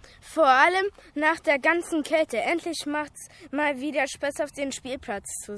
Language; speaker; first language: German; native; German